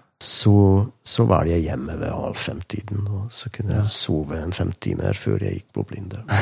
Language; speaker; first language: Norwegian; non-native, fluent; Hungarian